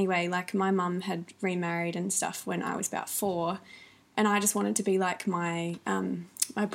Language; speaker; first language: English; native; English